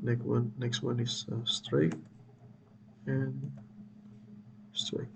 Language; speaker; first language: English; non-native, fluent; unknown